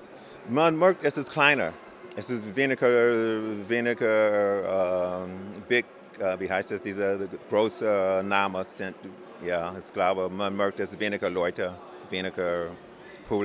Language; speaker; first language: German; non-native, learner; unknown